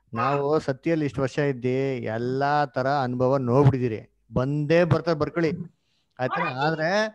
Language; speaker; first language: Kannada; native; Kannada